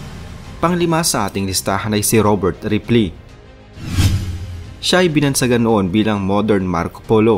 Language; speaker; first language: Filipino; native; Filipino